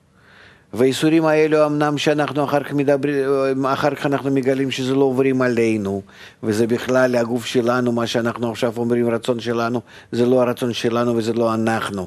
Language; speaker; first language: Hebrew; non-native, fluent; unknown